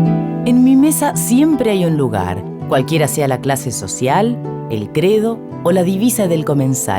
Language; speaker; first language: Spanish; native; Spanish